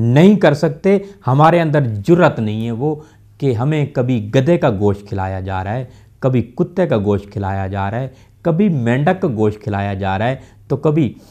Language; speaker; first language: Urdu; non-native, local second language; Punjabi